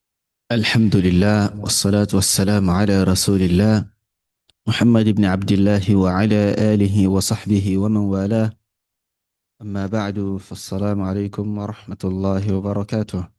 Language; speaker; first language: Arabic; non-native, fluent; Yoruba